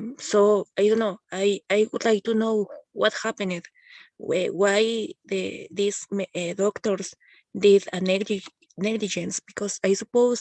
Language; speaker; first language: English; non-native, learner; Spanish